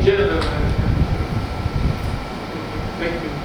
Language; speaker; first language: English; non-native, fluent; Turkish